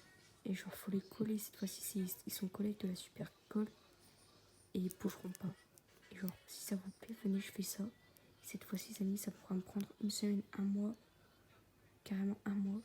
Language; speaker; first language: French; native; French